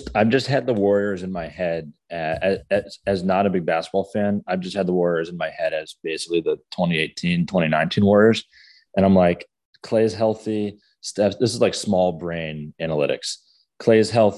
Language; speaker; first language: English; native; English